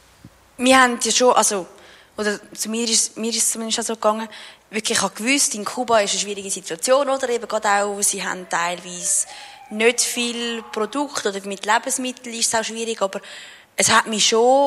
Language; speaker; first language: German; native; German